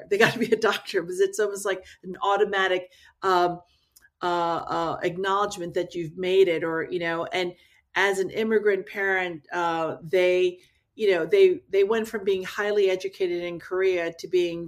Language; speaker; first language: English; native; English